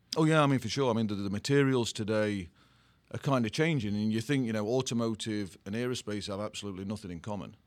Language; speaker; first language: English; native; English